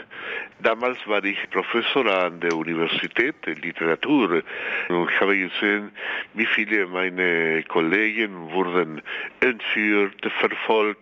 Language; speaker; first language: German; non-native, fluent; Spanish